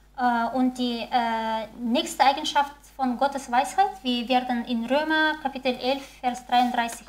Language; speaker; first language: German; non-native, fluent; Chinese